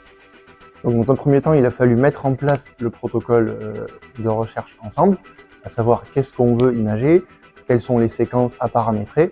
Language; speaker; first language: French; native; French